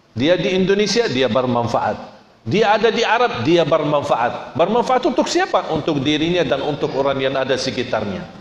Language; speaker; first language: Indonesian; non-native, fluent; Arabic